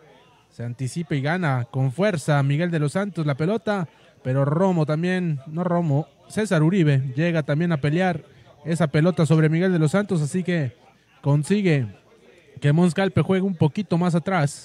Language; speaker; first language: Spanish; native; Spanish